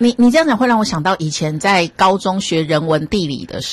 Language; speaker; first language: Chinese; native; Chinese